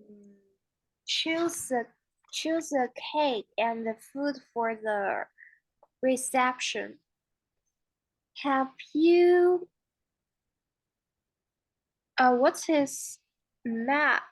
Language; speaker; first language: English; non-native, learner; Chinese